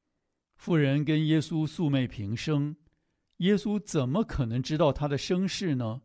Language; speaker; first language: Chinese; native; Chinese